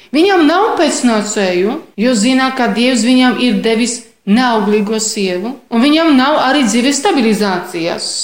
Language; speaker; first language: Latvian; non-native, fluent; Polish